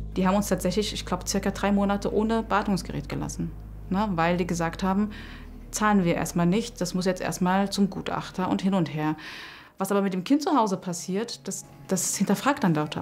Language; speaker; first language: German; native; German